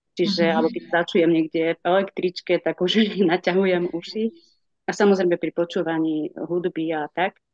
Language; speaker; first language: Slovak; non-native, local second language; Romany